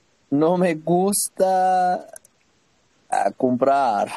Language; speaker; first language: Spanish; non-native, learner; English